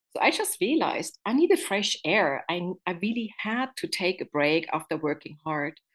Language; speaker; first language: English; non-native, fluent; German